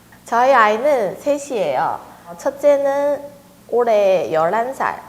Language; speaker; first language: Korean; non-native, fluent; Chinese